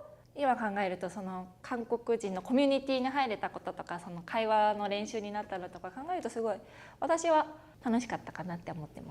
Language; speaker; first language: Japanese; native; Japanese